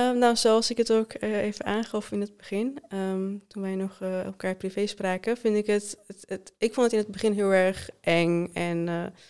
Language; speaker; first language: Dutch; early bilingual, other home language; Persian